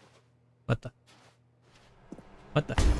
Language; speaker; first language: English; native; English